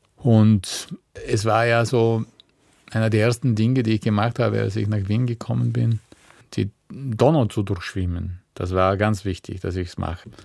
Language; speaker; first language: German; non-native, fluent; Bulgarian